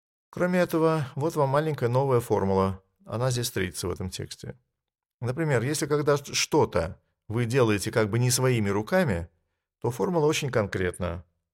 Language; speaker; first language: Russian; native; Russian